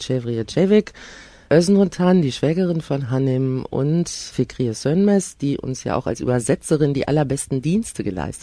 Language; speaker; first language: German; native; German